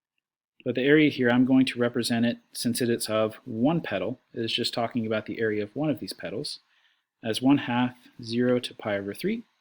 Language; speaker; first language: English; native; English